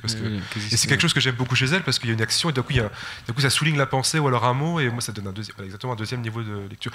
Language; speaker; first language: French; native; French